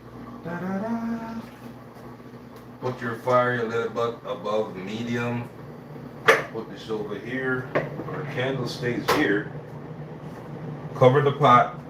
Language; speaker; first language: English; native; English